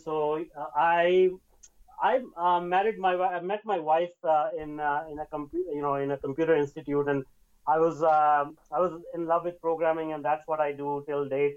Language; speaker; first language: English; non-native, local second language; Hindi